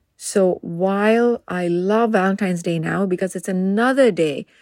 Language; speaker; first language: English; non-native, local second language; Tamil